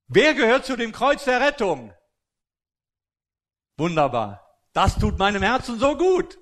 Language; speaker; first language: German; native; German